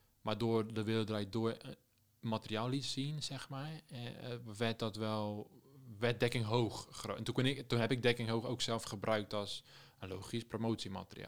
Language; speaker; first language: Dutch; native; Dutch